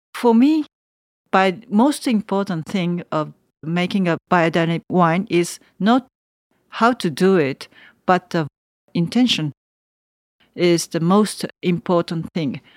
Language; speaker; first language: English; non-native, learner; Japanese